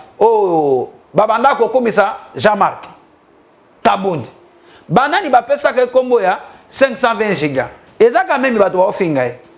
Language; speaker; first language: Lingala; non-native, local second language; Mongo